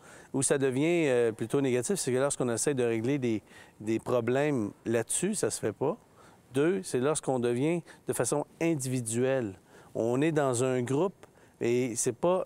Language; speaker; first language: French; native; French